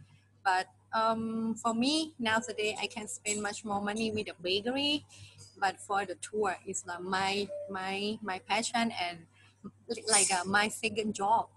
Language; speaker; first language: English; non-native, learner; Thai